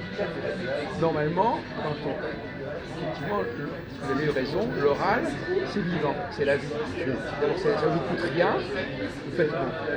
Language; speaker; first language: French; native; French